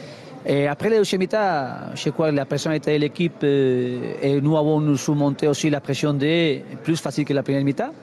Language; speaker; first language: French; non-native, learner; Spanish